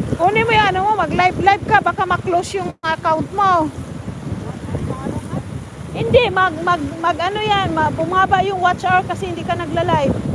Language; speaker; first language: Filipino; non-native, local second language; Cebuano